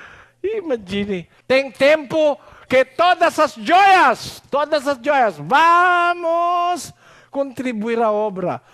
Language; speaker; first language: Portuguese; non-native, learner; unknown